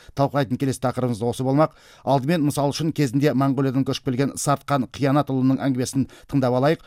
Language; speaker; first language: Kazakh; native; Kazakh